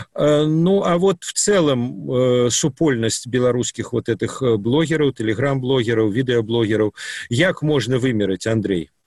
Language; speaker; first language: Belarusian; non-native, local second language; Russian